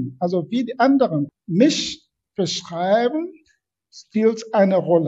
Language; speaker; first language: German; non-native, fluent; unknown